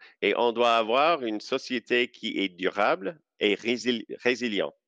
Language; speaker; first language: French; non-native, local second language; English